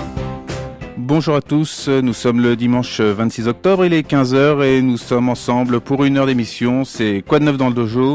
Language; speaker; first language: French; native; French